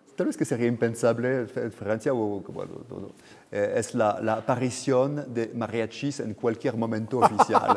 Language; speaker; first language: Spanish; non-native, fluent; French